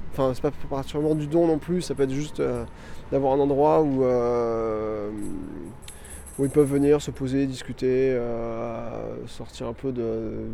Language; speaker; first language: French; native; French